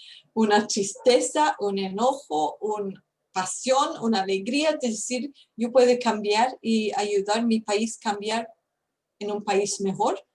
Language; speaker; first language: Spanish; non-native, fluent; English